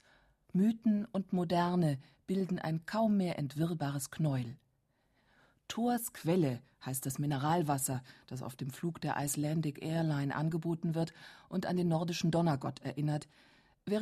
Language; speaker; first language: German; native; German